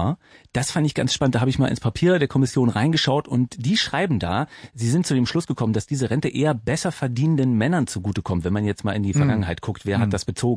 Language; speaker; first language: German; native; German